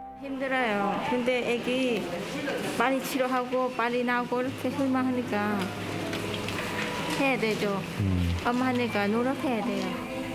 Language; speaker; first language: Korean; non-native, learner; Vietnamese